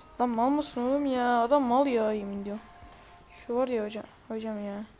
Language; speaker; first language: Turkish; native; Turkish